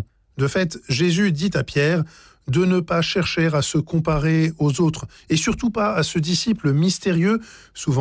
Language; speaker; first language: French; native; French